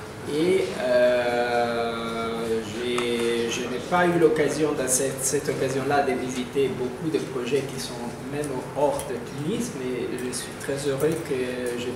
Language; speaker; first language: French; non-native, fluent; Italian